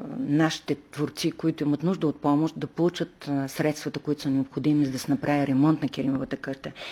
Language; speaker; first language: Bulgarian; native; Bulgarian